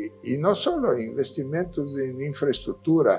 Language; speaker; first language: Spanish; non-native, fluent; Portuguese